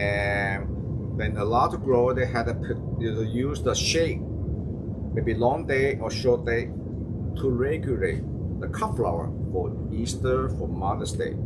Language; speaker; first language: English; non-native, fluent; Chinese